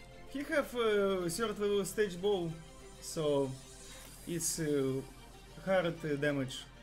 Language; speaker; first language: English; non-native, learner; Russian